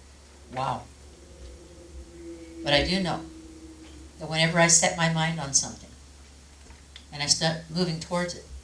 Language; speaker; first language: English; native; English